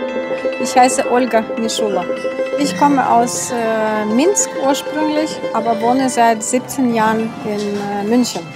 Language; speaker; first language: German; non-native, fluent; Russian